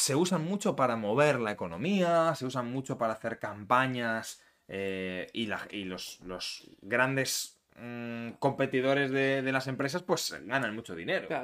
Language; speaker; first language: Spanish; native; Spanish